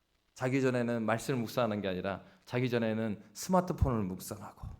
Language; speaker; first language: Korean; native; Korean